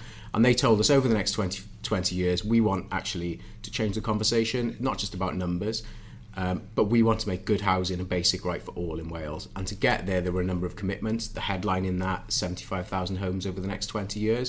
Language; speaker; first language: English; native; English